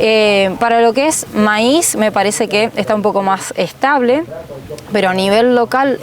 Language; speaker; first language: Spanish; native; Spanish